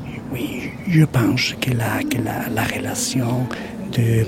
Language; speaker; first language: French; non-native, fluent; Spanish